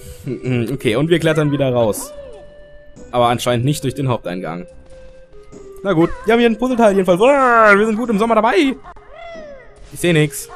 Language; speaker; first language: German; native; German